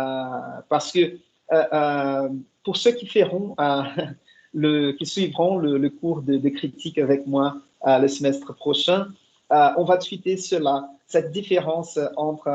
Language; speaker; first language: French; non-native, fluent; Portuguese